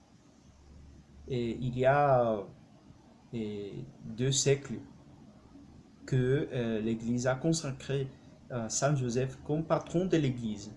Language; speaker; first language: French; non-native, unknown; Spanish